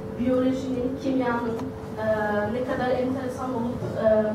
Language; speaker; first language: Turkish; early bilingual, other home language; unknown